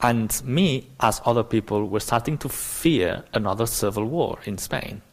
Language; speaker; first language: English; non-native, fluent; Spanish